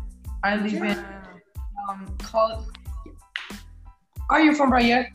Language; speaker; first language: English; non-native, learner; Portuguese